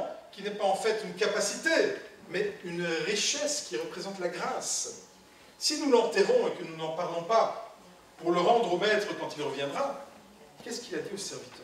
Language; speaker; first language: French; native; French